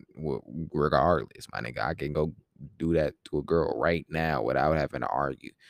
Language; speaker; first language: English; native; English